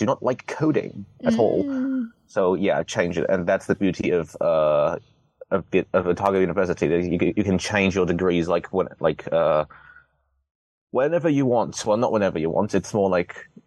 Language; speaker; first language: English; non-native, local second language; Cantonese